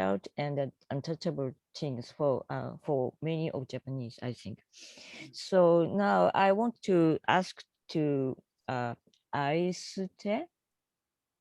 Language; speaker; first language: English; non-native, learner; Japanese